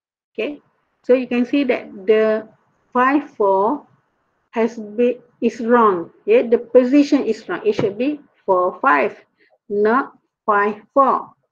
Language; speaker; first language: English; non-native, local second language; Malay